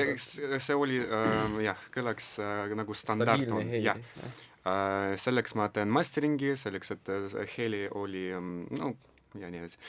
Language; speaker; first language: Estonian; non-native, local second language; Russian